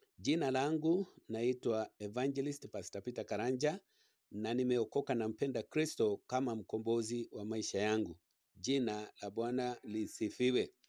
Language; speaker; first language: Swahili; native; Swahili